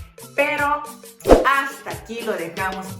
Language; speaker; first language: Spanish; non-native, fluent; Serbian